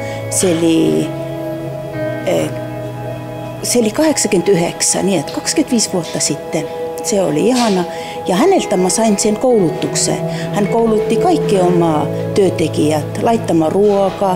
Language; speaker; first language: Finnish; non-native, fluent; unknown